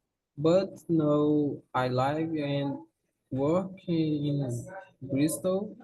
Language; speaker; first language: English; non-native, learner; Portuguese